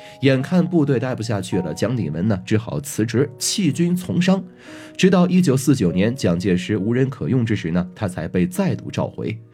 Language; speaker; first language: Chinese; native; Chinese